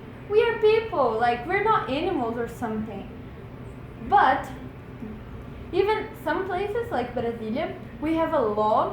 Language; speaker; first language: English; non-native, fluent; Portuguese